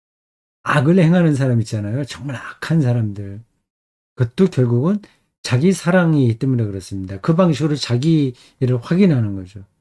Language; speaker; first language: Korean; native; Korean